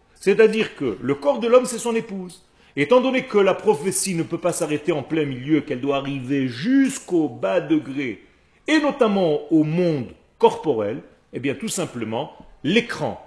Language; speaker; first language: French; native; French